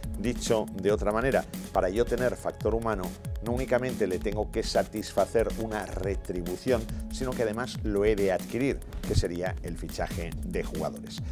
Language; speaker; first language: Spanish; native; Spanish